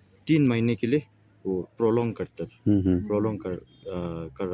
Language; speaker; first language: Hindi; non-native, fluent; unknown